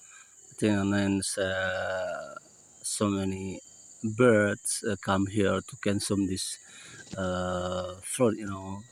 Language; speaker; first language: English; non-native, learner; Indonesian